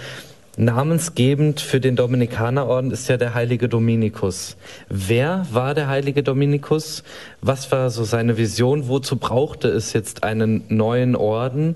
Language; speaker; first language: German; native; German